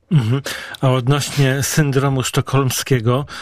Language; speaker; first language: Polish; native; Polish